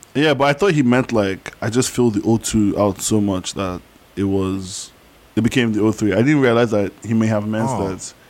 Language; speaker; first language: English; non-native, fluent; Yoruba